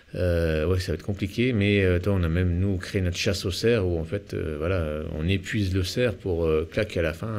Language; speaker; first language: French; native; French